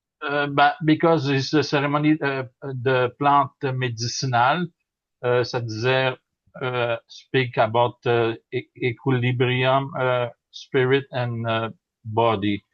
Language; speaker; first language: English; non-native, learner; French